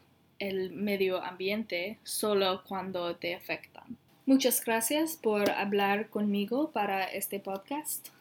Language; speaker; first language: Spanish; non-native, learner; English